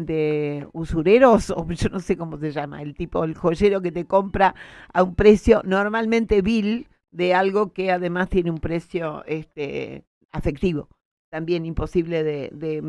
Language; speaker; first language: Spanish; native; Spanish